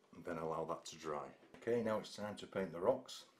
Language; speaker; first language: English; native; English